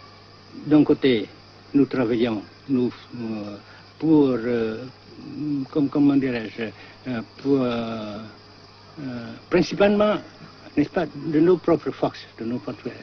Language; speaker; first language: French; non-native, local second language; Vietnamese